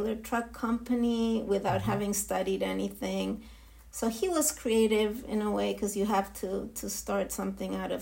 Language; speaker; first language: English; non-native, fluent; Spanish